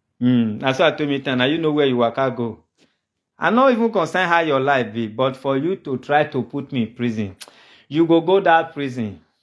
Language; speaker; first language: Nigerian Pidgin; native; Nigerian Pidgin